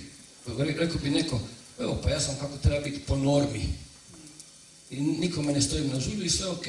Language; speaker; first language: Croatian; native; Croatian